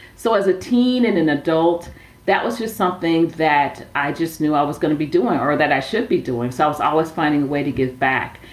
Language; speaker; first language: English; native; English